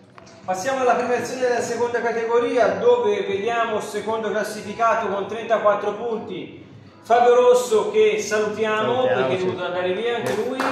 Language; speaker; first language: Italian; native; Italian